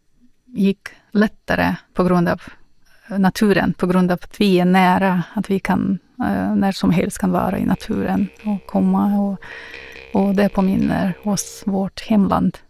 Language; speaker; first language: Swedish; non-native, learner; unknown